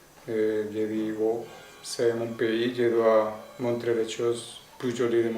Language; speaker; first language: French; non-native, fluent; Spanish